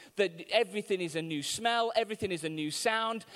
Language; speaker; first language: English; native; English